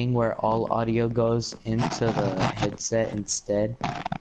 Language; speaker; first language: English; native; English